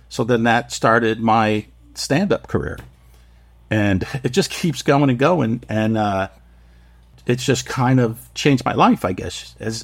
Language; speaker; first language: English; native; English